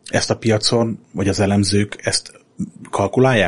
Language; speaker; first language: Hungarian; native; Hungarian